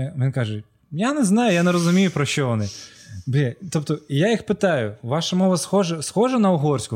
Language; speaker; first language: Ukrainian; non-native, local second language; Russian